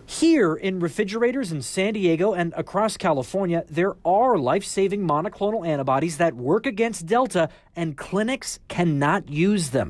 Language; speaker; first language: English; native; English